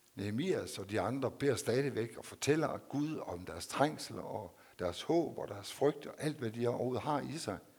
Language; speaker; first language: Danish; native; Danish